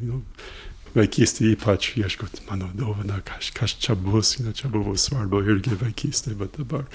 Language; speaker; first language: Lithuanian; early bilingual, heritage; English